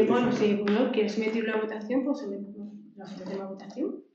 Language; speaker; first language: Spanish; native; Spanish